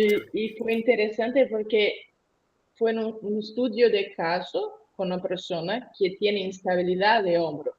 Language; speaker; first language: Spanish; non-native, learner; Portuguese